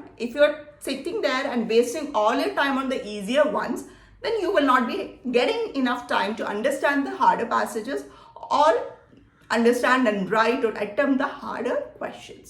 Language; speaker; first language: English; non-native, local second language; Malayalam